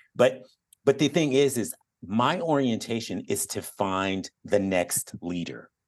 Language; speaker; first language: English; native; English